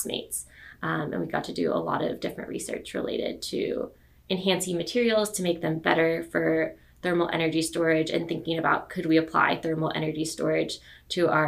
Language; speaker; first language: English; native; English